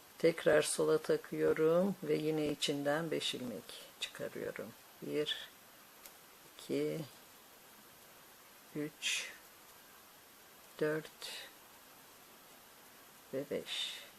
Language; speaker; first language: Turkish; native; Turkish